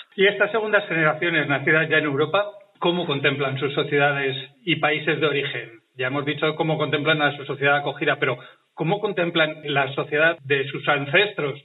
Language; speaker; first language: Spanish; native; Spanish